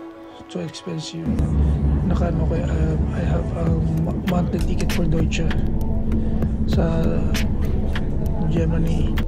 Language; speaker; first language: English; non-native, local second language; Filipino